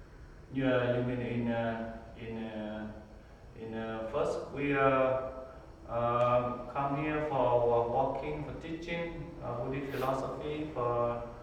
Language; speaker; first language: English; non-native, learner; Vietnamese